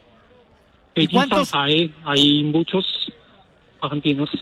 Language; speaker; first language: Spanish; non-native, learner; Chinese